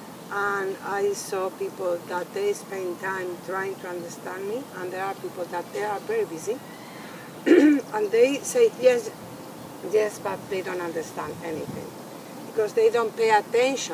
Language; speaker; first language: English; non-native, fluent; Spanish